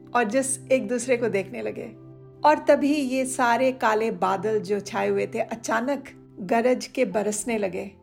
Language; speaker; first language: Hindi; non-native, local second language; Odia